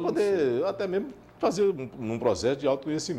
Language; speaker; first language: Portuguese; native; Portuguese